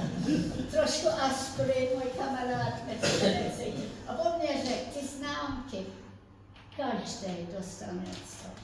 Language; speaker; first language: Czech; early bilingual, heritage; Czech